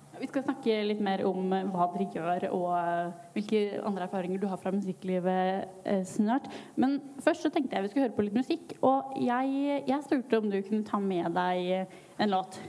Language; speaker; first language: Norwegian; native; Norwegian